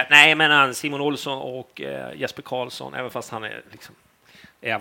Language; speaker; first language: Swedish; native; Swedish